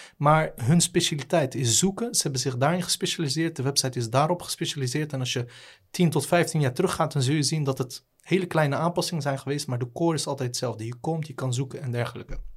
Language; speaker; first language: Dutch; native; Dutch